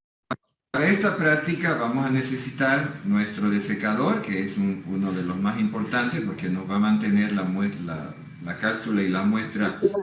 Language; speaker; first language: Spanish; native; Spanish